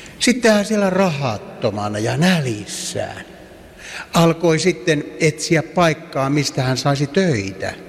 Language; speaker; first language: Finnish; native; Finnish